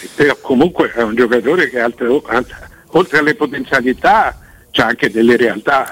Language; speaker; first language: Italian; native; Italian